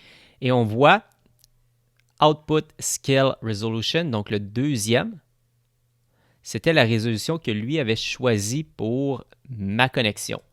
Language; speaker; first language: French; native; French